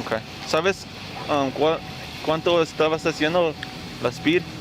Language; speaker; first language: Spanish; early bilingual, heritage; English